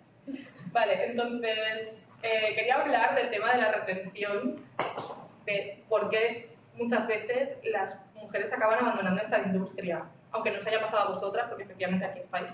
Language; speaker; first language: Spanish; native; Spanish